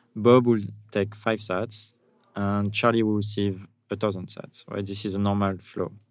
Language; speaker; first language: English; non-native, fluent; French